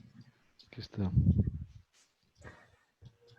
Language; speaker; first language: Spanish; native; Spanish